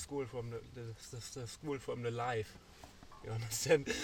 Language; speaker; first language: English; non-native, learner; German